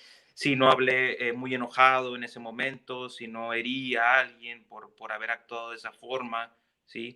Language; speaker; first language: Spanish; native; Spanish